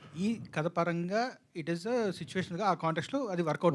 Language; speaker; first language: Telugu; native; Telugu